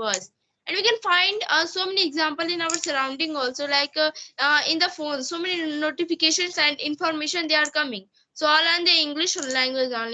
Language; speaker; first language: English; non-native, learner; Hindi